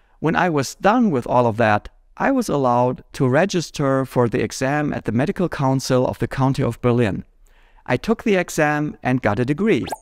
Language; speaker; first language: English; non-native, fluent; German